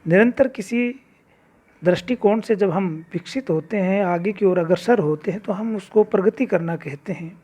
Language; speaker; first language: Hindi; native; Hindi